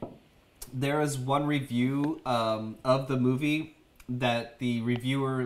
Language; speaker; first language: English; native; English